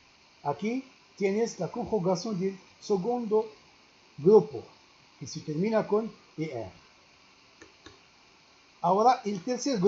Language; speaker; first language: Spanish; non-native, learner; Arabic